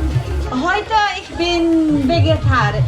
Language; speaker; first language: German; non-native, learner; Portuguese